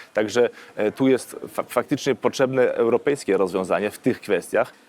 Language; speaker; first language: Polish; early bilingual, other home language; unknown